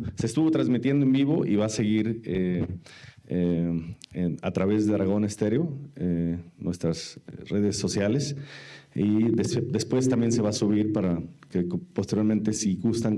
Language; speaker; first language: Spanish; native; Spanish